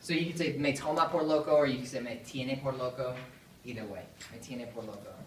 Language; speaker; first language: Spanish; non-native, fluent; English